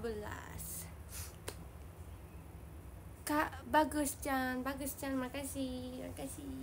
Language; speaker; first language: Indonesian; non-native, learner; Japanese